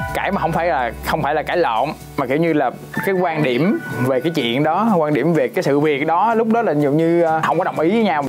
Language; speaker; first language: Vietnamese; native; Vietnamese